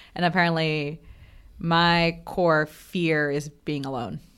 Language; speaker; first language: English; non-native, local second language; Bangla